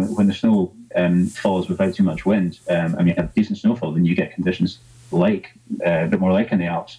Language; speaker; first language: English; native; English